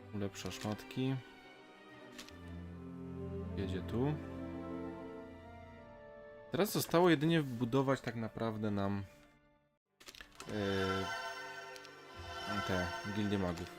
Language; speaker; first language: Polish; native; Polish